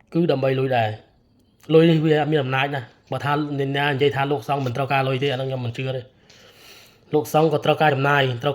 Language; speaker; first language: Khmer; native; Khmer